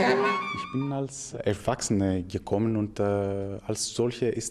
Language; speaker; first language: German; non-native, fluent; Greek